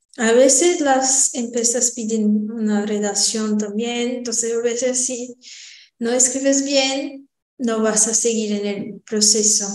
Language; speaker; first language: Spanish; non-native, fluent; Portuguese